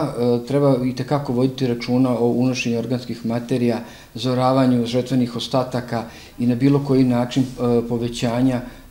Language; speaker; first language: Serbian; native; Serbian